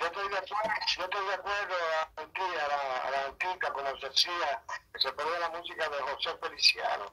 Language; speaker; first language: Spanish; native; Spanish